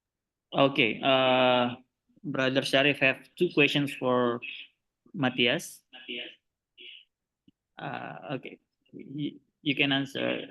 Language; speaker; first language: English; non-native, learner; Indonesian